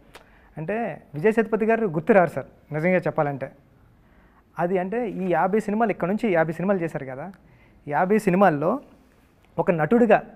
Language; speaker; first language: Telugu; native; Telugu